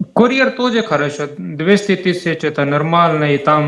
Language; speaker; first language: Russian; non-native, learner; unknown